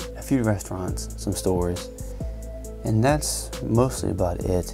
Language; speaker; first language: English; native; English